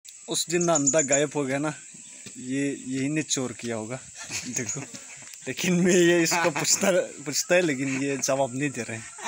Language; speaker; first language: Hindi; non-native, local second language; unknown